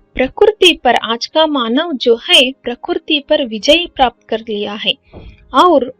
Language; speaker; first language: Hindi; non-native, local second language; Kannada